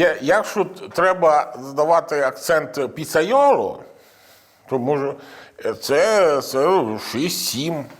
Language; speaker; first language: Ukrainian; non-native, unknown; Italian